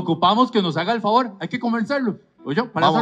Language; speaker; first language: Spanish; native; Spanish